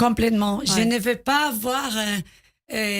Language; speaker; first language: French; non-native, learner; Spanish